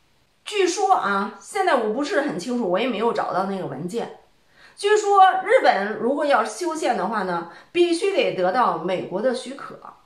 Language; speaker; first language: Chinese; native; Chinese